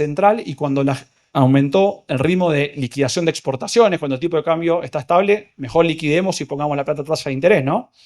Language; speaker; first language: Spanish; native; Spanish